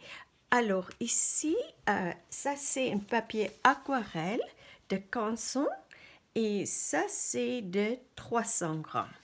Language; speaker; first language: French; non-native, fluent; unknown